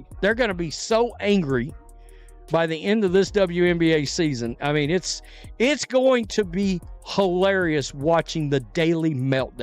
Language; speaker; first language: English; native; English